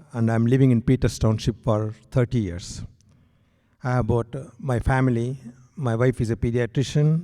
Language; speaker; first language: English; non-native, local second language; Telugu